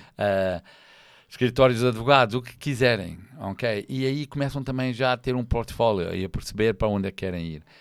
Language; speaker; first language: Portuguese; non-native, fluent; English